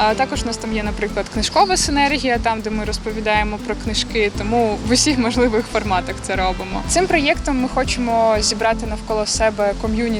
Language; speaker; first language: Ukrainian; non-native, local second language; Russian